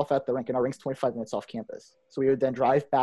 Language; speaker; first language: English; native; English